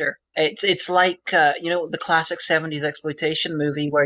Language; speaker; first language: English; native; English